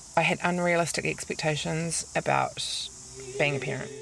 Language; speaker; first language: English; native; English